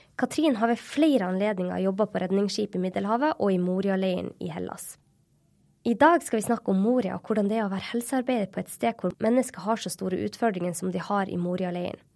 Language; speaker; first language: Norwegian; native; Norwegian